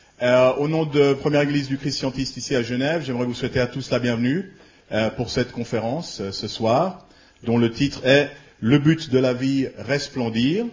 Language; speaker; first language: French; native; French